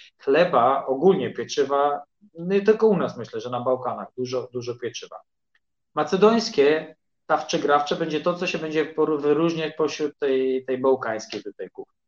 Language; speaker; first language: Polish; early bilingual, heritage; Polish